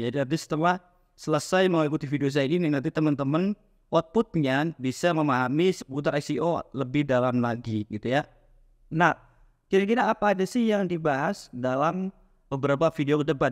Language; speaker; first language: Indonesian; native; Indonesian